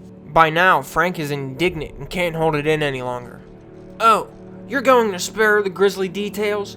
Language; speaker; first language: English; native; English